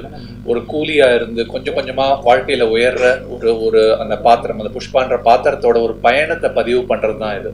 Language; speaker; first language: Tamil; native; Tamil